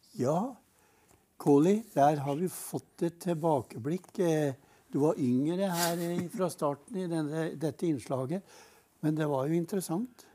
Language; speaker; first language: Norwegian; native; Norwegian